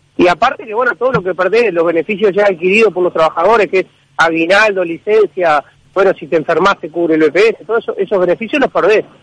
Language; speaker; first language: Spanish; native; Spanish